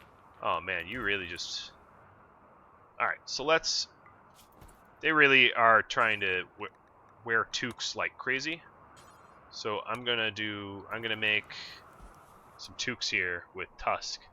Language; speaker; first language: English; native; English